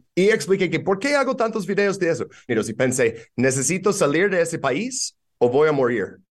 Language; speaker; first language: Spanish; non-native, fluent; English